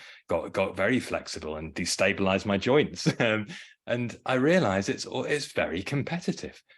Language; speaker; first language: English; native; English